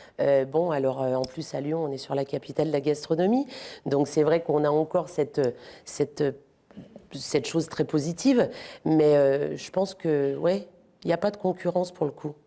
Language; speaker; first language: French; native; French